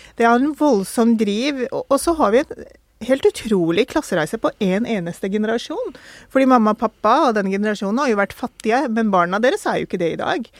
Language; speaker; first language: Norwegian; early bilingual, other home language; Urdu